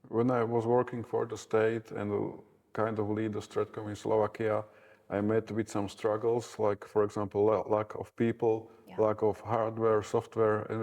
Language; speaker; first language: English; non-native, fluent; Slovak